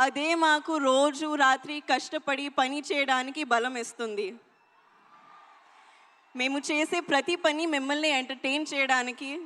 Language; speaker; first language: Telugu; non-native, learner; Hindi